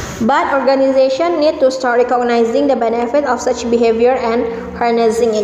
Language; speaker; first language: English; non-native, fluent; Indonesian